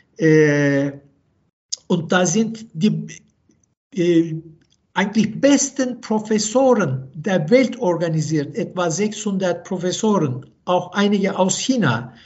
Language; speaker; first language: German; non-native, fluent; Turkish